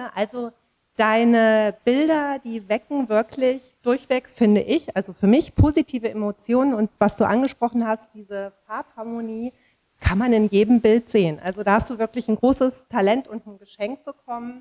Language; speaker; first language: German; native; German